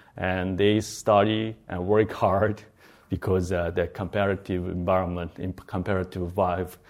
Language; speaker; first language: English; non-native, fluent; Korean